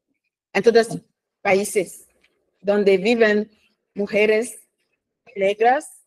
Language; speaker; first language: Spanish; non-native, fluent; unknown